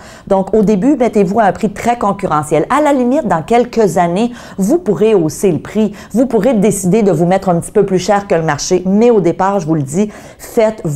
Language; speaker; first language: French; native; French